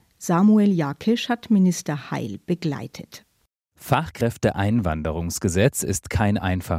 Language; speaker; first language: German; native; German